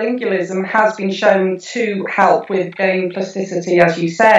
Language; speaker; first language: English; non-native, local second language; Welsh